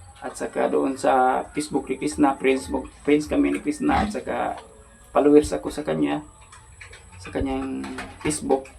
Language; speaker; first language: Filipino; non-native, local second language; Cebuano